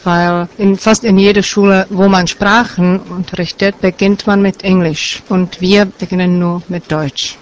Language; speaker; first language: German; non-native, fluent; Czech